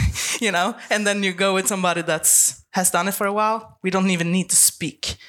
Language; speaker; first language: English; non-native, fluent; Swedish